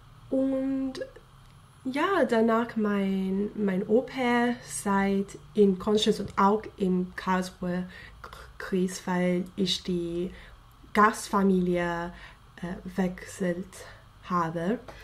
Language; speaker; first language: German; non-native, fluent; English